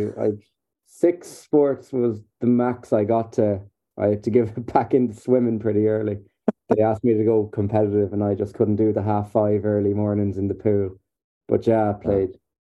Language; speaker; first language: English; native; English